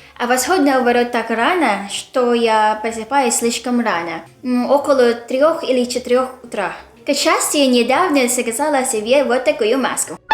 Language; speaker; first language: Russian; non-native, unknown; Filipino